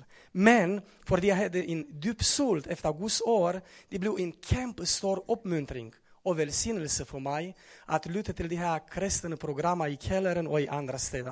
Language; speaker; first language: Norwegian; non-native, fluent; Romanian